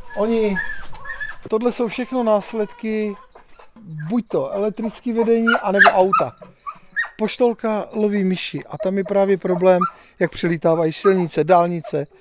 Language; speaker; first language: Czech; native; Czech